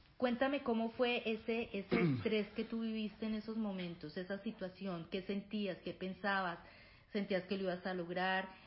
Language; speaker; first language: Spanish; native; Spanish